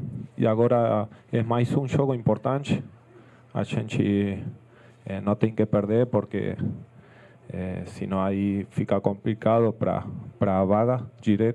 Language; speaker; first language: Portuguese; non-native, fluent; Spanish